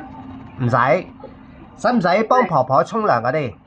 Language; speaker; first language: Cantonese; native; Cantonese